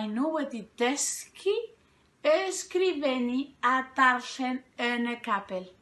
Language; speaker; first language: Welsh; non-native, fluent; Spanish